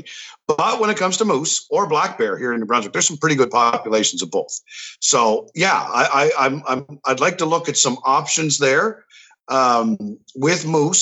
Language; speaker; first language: English; native; English